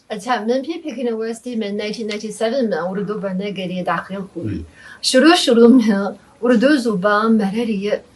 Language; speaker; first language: Hindi; non-native, fluent; Chinese